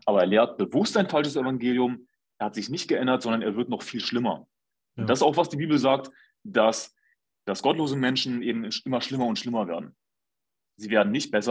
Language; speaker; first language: German; native; German